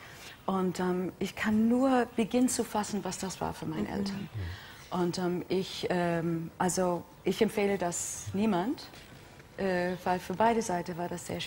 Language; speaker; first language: German; non-native, fluent; English